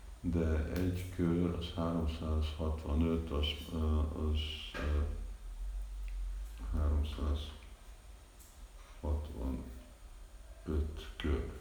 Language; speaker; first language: Hungarian; early bilingual, heritage; Hungarian